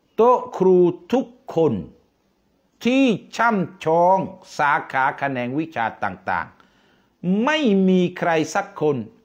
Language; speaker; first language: Thai; non-native, local second language; Pattani Malay